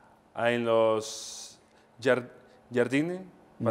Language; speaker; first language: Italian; non-native, learner; Spanish